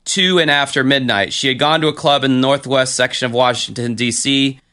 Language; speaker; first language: English; native; English